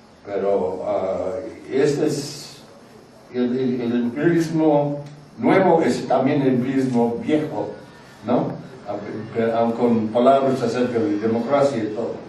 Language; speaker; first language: Spanish; non-native, fluent; English